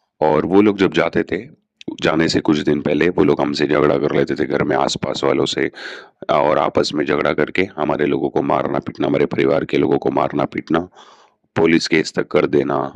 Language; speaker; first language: Hindi; non-native, local second language; Telugu